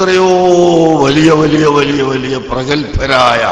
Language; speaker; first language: Malayalam; native; Malayalam